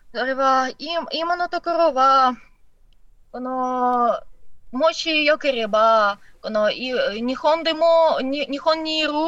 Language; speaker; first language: Japanese; non-native, learner; Ukrainian